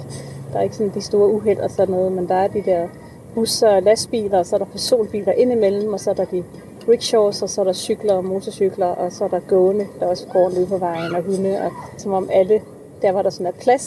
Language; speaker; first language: Danish; native; Danish